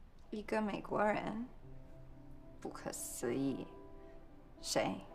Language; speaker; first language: Chinese; non-native, learner; English